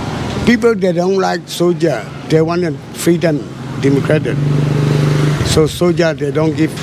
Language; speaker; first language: English; non-native, learner; Burmese